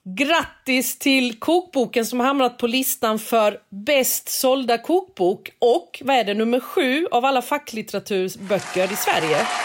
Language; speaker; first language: Swedish; early bilingual, other home language; Korean